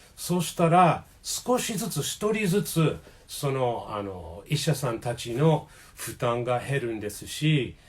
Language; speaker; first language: Japanese; non-native, fluent; English